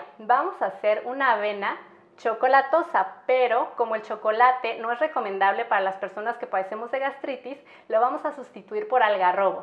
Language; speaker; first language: Spanish; native; Spanish